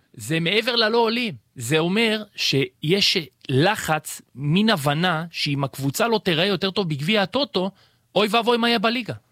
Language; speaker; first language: Hebrew; native; Hebrew